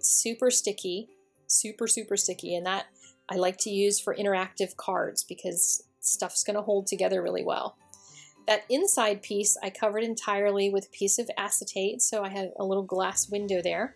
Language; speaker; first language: English; native; English